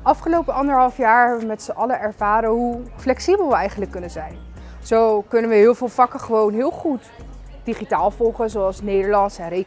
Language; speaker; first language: Dutch; native; Dutch